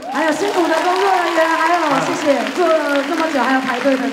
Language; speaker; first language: Chinese; native; Chinese